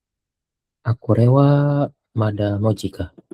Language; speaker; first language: Japanese; non-native, fluent; Indonesian